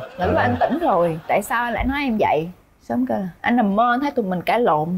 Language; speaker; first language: Vietnamese; native; Vietnamese